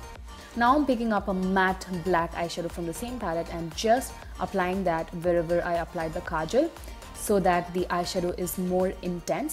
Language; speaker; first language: English; non-native, local second language; Tamil